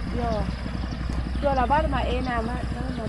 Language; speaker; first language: Finnish; non-native, learner; Thai